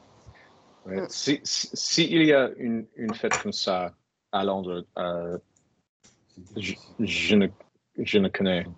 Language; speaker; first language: French; non-native, learner; English